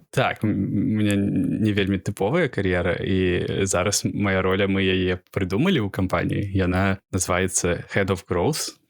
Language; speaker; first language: Belarusian; non-native, local second language; Russian